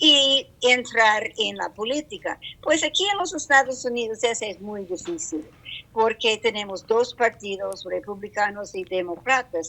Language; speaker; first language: Spanish; non-native, learner; English